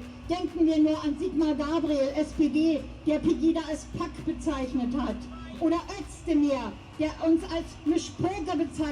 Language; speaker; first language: German; native; German